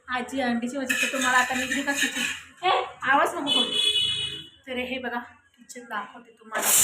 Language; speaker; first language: Marathi; non-native, local second language; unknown